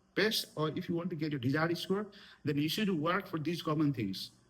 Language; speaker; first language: English; non-native, local second language; Nepali